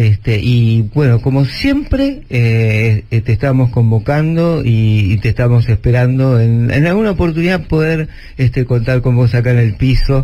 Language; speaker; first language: Spanish; native; Spanish